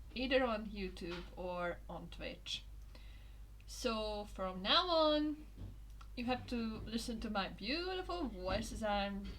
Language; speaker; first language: English; non-native, fluent; Hungarian